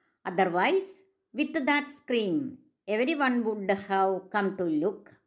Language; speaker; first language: English; non-native, local second language; Malayalam